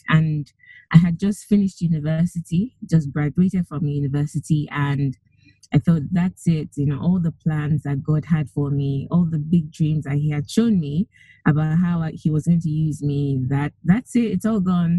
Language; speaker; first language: English; non-native, local second language; Yoruba